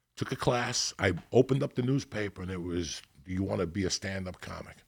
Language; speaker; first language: English; native; English